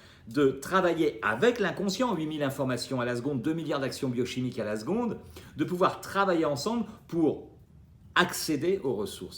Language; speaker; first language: French; native; French